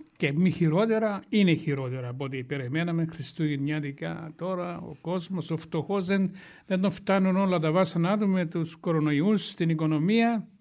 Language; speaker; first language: Greek; early bilingual, heritage; Greek